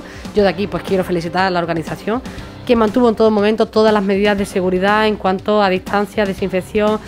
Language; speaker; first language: Spanish; native; Spanish